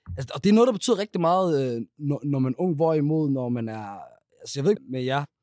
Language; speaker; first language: Danish; early bilingual, other home language; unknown